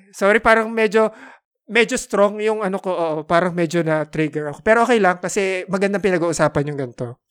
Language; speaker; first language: Filipino; native; Filipino